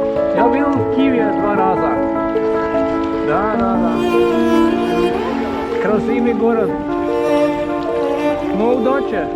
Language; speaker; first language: Russian; non-native, learner; Norwegian